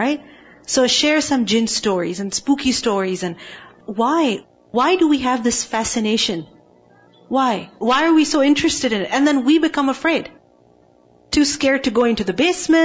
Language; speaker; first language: English; non-native, local second language; Urdu